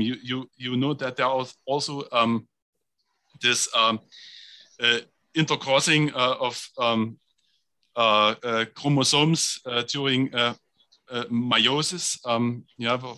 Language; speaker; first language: English; non-native, fluent; German